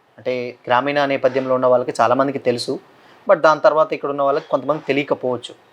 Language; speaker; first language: Telugu; native; Telugu